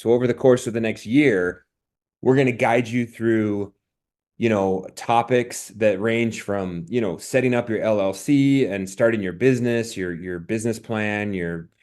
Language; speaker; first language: English; native; English